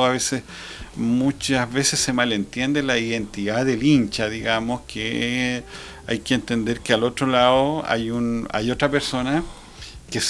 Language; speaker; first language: Spanish; native; Spanish